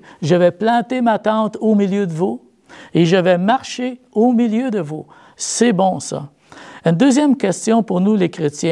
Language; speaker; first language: French; native; French